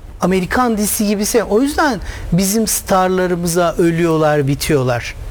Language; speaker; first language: Turkish; native; Turkish